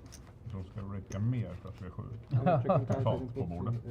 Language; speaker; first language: Swedish; native; Swedish